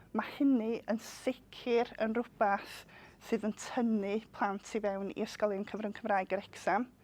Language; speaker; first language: Welsh; non-native, local second language; English